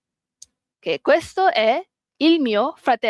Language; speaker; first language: Italian; non-native, learner; Malay